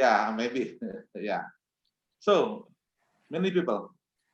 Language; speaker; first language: English; non-native, fluent; Indonesian